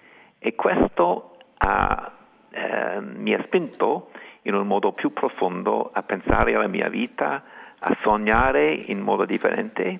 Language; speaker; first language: Italian; non-native, fluent; English